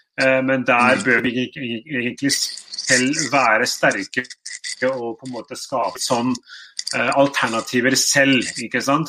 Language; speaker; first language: Norwegian; early bilingual, other home language; Urdu